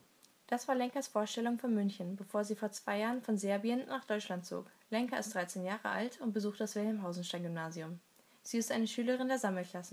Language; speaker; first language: German; native; German